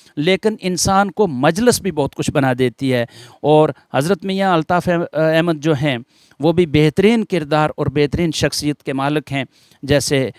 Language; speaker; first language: Hindi; non-native, local second language; Gujari